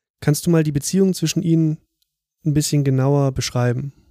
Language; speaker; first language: German; native; German